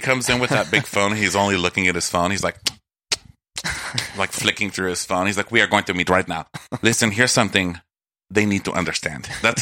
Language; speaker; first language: English; native; English